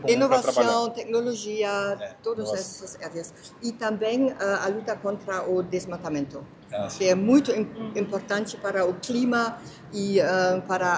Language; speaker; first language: Portuguese; non-native, fluent; German